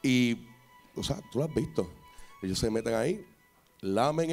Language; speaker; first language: Spanish; native; Spanish